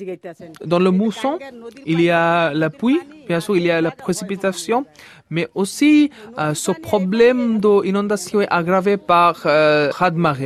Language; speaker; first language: French; non-native, fluent; Bangla